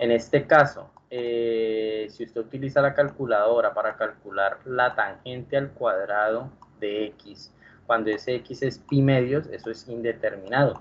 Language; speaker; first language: Spanish; native; Spanish